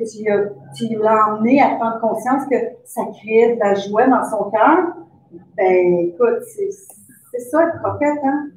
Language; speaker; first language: French; native; French